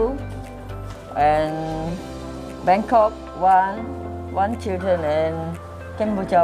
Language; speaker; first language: English; non-native, learner; Thai